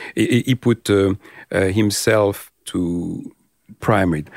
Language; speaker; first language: English; non-native, fluent; French